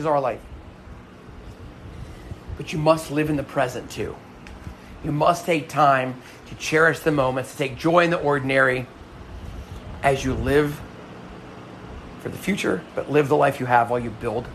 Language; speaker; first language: English; native; English